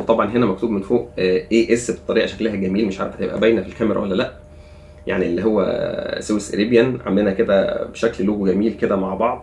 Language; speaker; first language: Arabic; native; Arabic